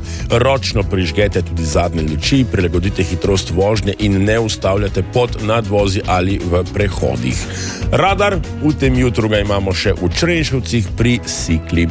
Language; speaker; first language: Slovenian; native; Slovenian